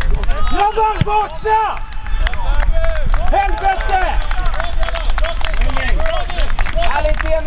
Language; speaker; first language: Swedish; native; Swedish